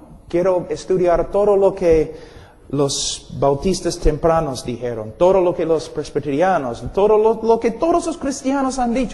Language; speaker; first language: Spanish; non-native, fluent; English